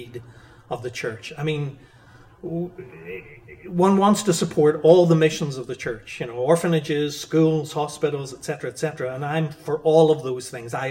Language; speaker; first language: English; native; English